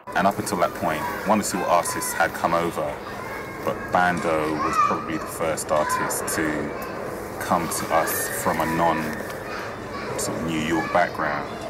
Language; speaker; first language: English; native; English